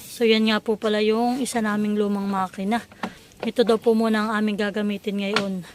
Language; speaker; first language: Filipino; native; Filipino